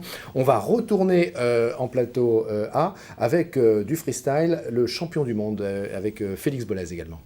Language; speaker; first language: French; native; French